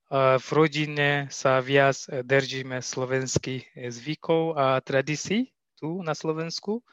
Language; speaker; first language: Slovak; non-native, learner; Tigrinya